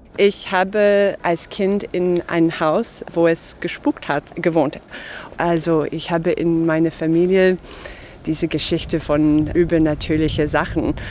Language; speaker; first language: German; non-native, fluent; English